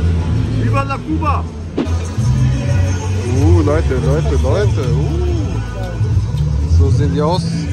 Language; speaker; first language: German; early bilingual, other home language; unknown